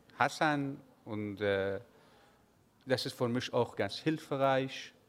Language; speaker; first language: German; non-native, learner; Persian